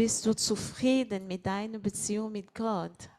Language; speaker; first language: German; non-native, fluent; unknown